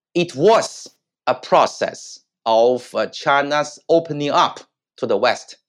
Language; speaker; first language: English; non-native, fluent; Chinese